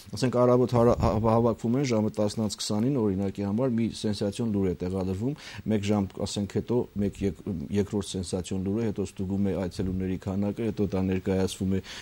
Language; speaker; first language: Armenian; native; Armenian